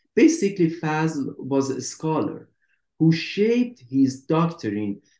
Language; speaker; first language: English; non-native, fluent; Persian